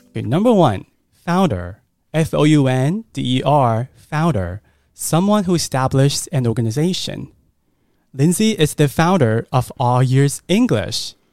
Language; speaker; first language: English; non-native, fluent; Chinese